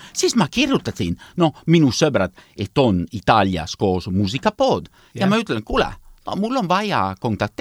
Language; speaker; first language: Estonian; non-native, learner; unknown